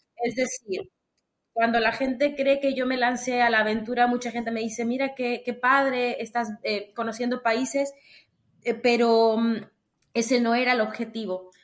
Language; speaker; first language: Spanish; native; Spanish